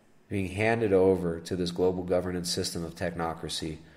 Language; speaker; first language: English; native; English